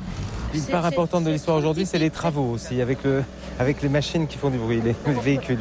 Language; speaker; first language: French; native; French